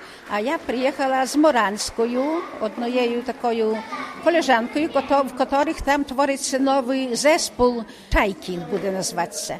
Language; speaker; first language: Ukrainian; native; Ukrainian